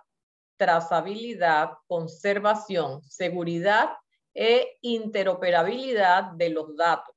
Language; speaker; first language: Spanish; native; Spanish